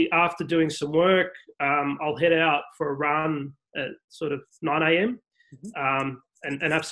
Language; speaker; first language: English; native; English